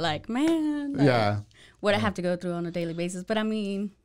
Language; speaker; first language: English; native; English